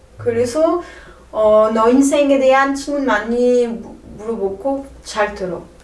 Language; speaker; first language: Korean; non-native, learner; French